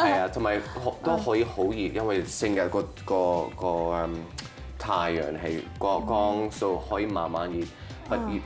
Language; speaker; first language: Cantonese; non-native, local second language; French